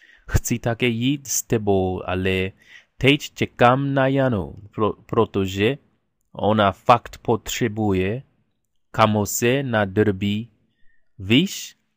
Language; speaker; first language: Czech; non-native, learner; English